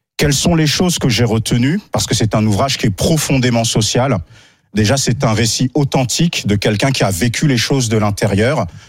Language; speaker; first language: French; native; French